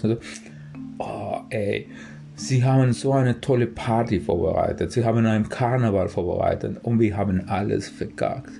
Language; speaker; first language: German; non-native, fluent; Spanish